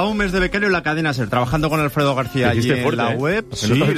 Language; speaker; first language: Spanish; native; Spanish